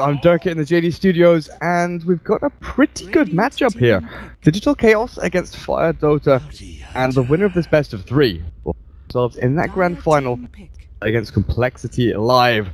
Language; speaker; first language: English; native; English